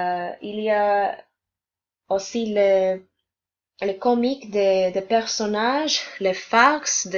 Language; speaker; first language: French; non-native, learner; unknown